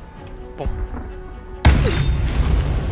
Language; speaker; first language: Chinese; native; Chinese